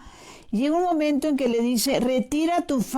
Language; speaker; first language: Spanish; native; Spanish